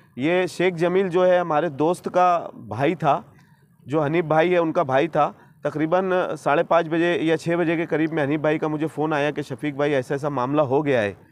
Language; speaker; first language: Hindi; non-native, local second language; Urdu